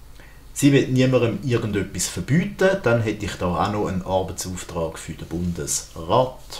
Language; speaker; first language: German; native; German